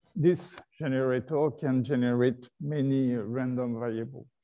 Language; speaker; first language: English; non-native, fluent; French